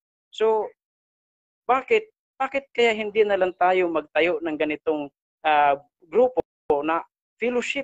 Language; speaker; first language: Filipino; native; Filipino